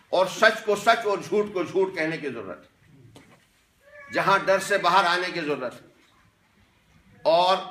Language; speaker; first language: Hindi; non-native, local second language; Kashmiri